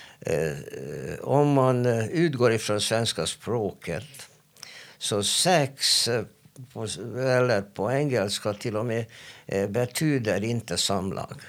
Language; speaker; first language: Swedish; non-native, fluent; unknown